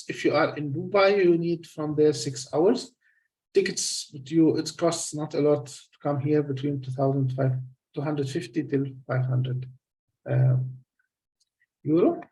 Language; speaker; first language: English; non-native, fluent; Arabic